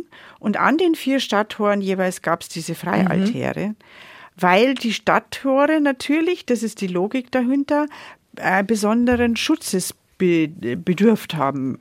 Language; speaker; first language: German; native; German